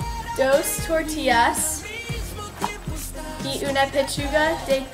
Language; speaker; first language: Spanish; non-native, learner; English